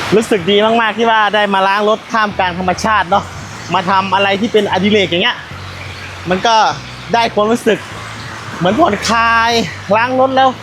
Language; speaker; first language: Thai; non-native, local second language; Northeastern Thai